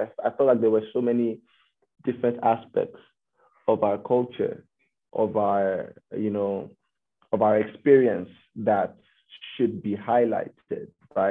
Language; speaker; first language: English; non-native, local second language; Yoruba